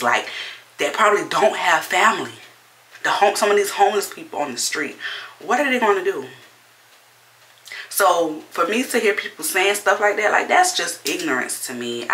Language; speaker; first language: English; native; English